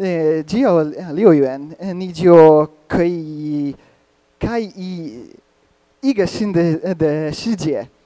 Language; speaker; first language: Chinese; non-native, learner; Hungarian